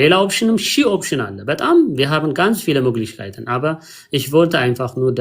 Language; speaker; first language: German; non-native, fluent; Amharic